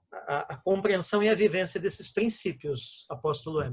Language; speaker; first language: Portuguese; native; Portuguese